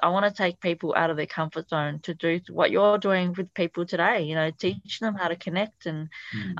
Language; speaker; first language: English; non-native, fluent; Italian